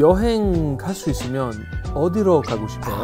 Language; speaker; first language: Korean; non-native, fluent; Greek